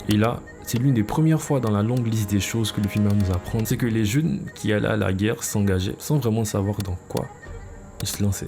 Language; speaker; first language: French; native; French